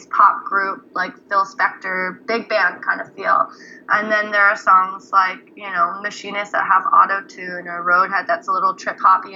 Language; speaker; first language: English; native; English